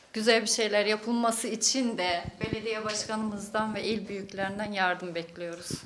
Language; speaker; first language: Turkish; native; Turkish